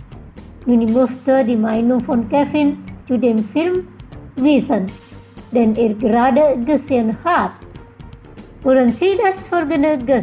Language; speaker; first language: German; non-native, fluent; Indonesian